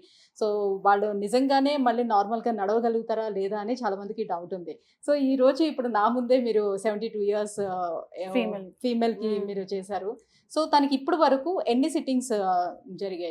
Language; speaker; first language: Telugu; native; Telugu